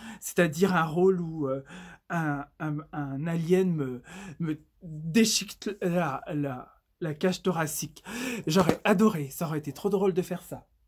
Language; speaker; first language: French; native; French